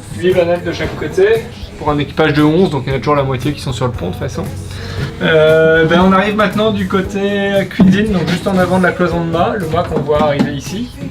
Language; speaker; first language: French; native; French